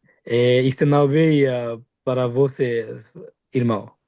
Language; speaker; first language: Portuguese; non-native, learner; Bangla